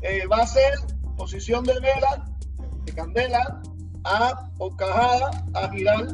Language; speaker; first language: Spanish; native; Spanish